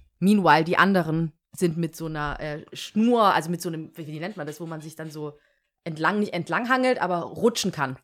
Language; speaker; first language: German; early bilingual, other home language; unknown